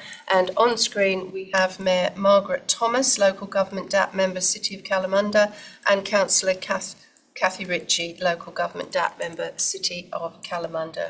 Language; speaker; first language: English; native; English